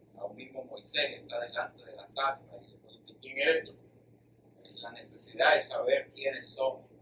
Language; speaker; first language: Spanish; native; Spanish